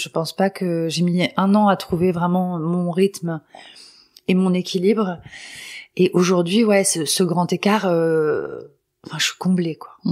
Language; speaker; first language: French; non-native, local second language; Arabic